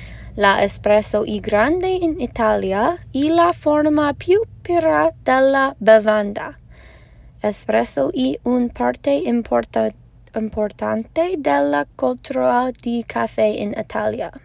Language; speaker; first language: Italian; non-native, learner; English